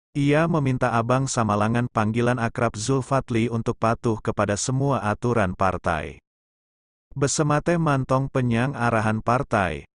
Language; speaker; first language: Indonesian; non-native, local second language; Achinese